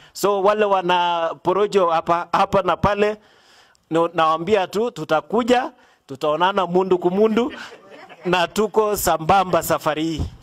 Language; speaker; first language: Swahili; non-native, local second language; Kalenjin